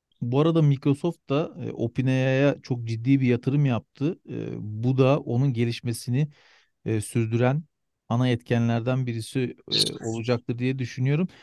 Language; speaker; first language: Turkish; native; Turkish